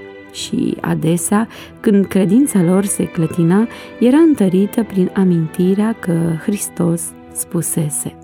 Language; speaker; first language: Romanian; native; Romanian